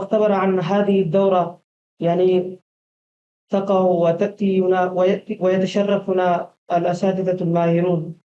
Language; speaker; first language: Arabic; non-native, fluent; Urdu